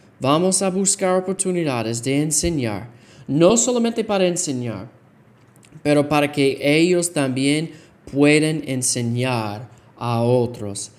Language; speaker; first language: Spanish; non-native, fluent; English